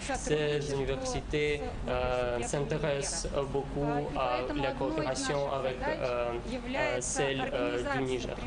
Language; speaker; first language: French; non-native, fluent; Russian